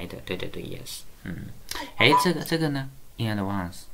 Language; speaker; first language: Chinese; native; Chinese